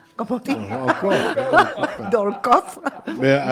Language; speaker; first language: French; non-native, fluent; Spanish